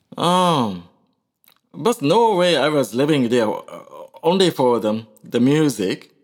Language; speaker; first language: English; non-native, learner; Japanese